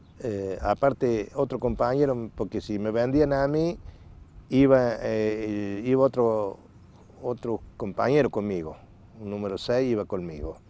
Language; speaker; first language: Spanish; native; Spanish